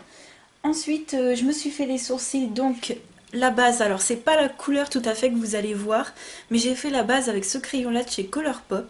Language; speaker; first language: French; native; French